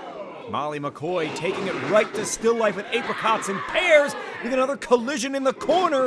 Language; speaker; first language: English; native; English